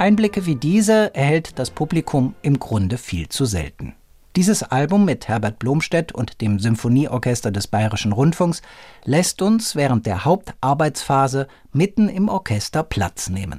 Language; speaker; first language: German; native; German